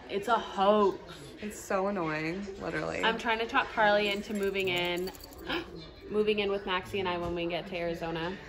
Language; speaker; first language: English; native; English